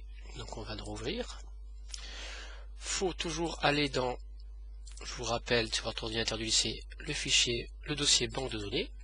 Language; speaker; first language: French; native; French